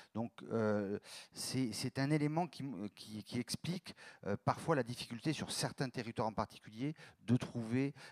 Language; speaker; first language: French; native; French